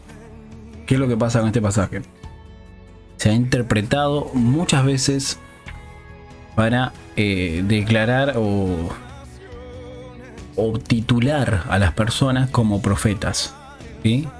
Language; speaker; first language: Spanish; native; Spanish